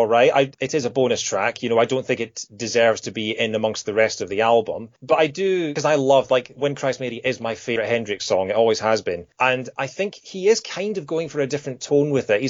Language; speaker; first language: English; native; English